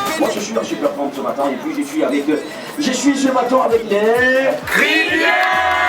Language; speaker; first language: French; native; French